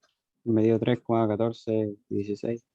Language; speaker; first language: Spanish; native; Spanish